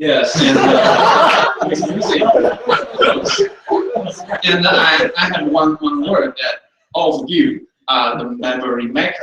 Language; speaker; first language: English; non-native, fluent; Chinese